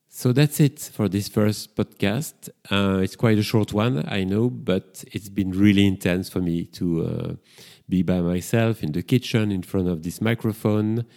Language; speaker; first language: English; non-native, fluent; French